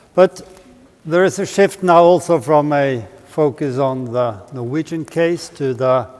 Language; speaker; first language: English; non-native, fluent; Norwegian